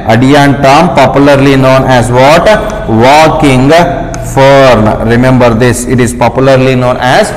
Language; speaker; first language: English; non-native, local second language; Kannada